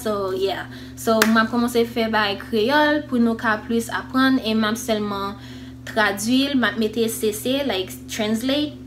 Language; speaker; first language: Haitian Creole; early bilingual, heritage; English